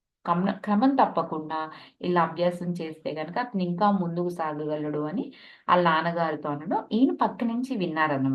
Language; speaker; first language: Telugu; native; Telugu